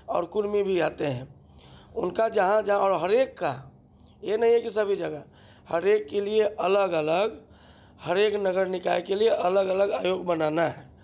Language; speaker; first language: Hindi; native; Hindi